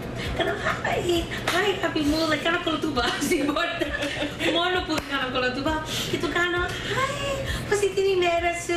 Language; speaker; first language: Greek; early bilingual, heritage; Greek